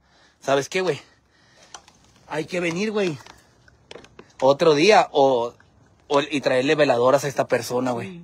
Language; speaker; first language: Spanish; native; Spanish